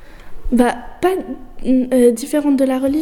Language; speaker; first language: French; early bilingual, other home language; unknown